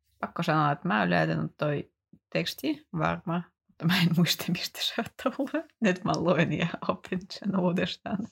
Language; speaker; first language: Finnish; non-native, fluent; Russian